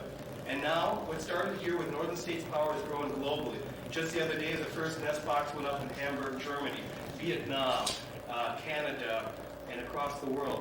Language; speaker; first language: English; native; English